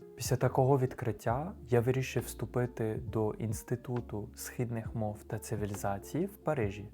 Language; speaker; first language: Ukrainian; non-native, fluent; French